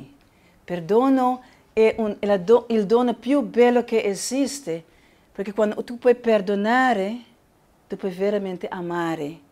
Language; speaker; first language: Italian; non-native, learner; Spanish